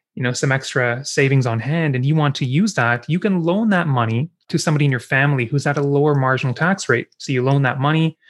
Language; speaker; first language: English; native; English